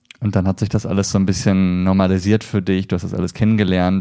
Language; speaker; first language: German; native; German